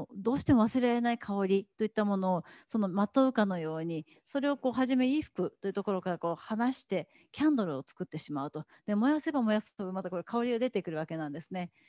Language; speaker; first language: Japanese; native; Japanese